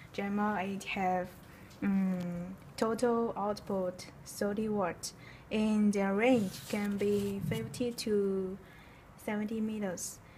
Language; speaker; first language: English; non-native, learner; Chinese